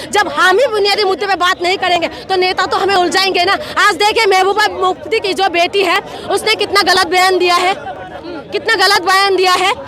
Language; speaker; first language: Hindi; non-native, local second language; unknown